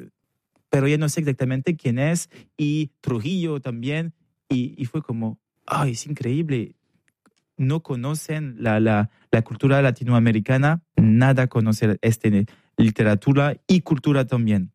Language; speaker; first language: Spanish; non-native, learner; French